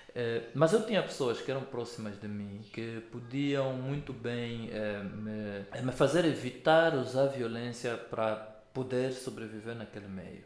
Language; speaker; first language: Portuguese; native; Portuguese